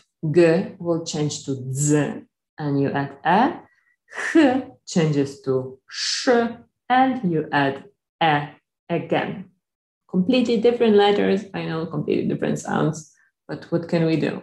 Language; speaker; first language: English; non-native, fluent; Polish